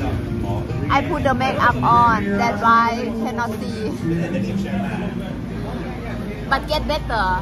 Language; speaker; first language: English; non-native, learner; Thai